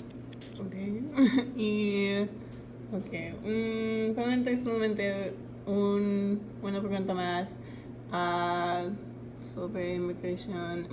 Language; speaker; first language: Spanish; non-native, learner; English